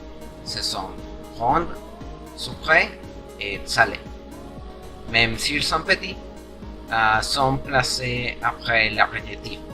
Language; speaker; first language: French; non-native, learner; Spanish